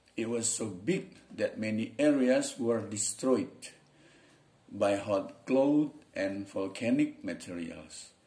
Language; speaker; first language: English; non-native, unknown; Indonesian